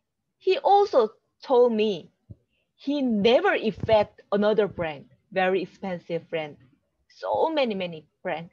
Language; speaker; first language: English; non-native, learner; Korean